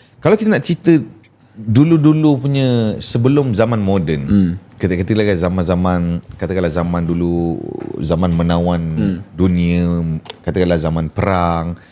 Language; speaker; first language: Malay; native; Malay